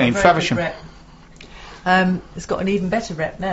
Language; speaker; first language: English; native; English